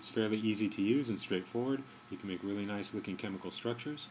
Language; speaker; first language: English; native; English